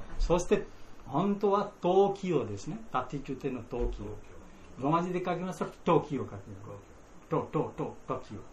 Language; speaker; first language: Japanese; non-native, learner; Bangla